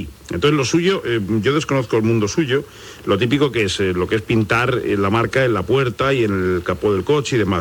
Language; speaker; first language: Spanish; native; Spanish